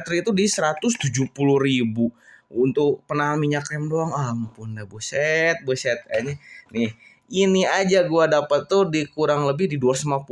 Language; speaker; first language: Indonesian; native; Indonesian